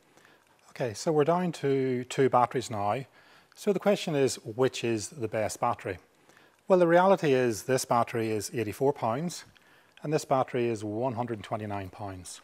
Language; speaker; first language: English; native; English